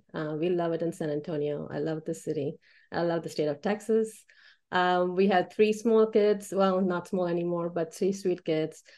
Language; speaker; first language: English; early bilingual, other home language; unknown